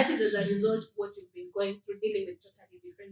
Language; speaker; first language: English; native; English